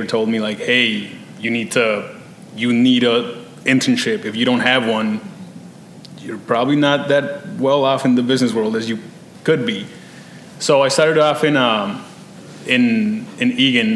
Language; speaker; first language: English; early bilingual, other home language; Spanish